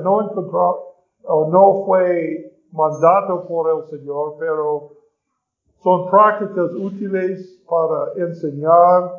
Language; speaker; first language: Spanish; non-native, learner; English